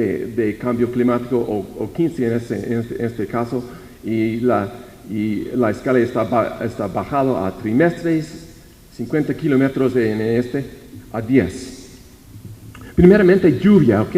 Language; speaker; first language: Spanish; non-native, fluent; English